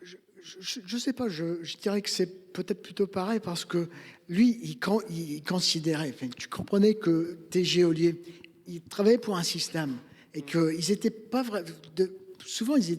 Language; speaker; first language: French; non-native, fluent; English